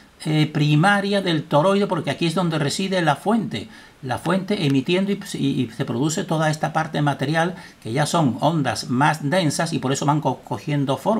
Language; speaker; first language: Spanish; native; Spanish